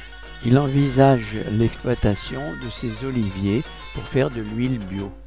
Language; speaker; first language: French; native; French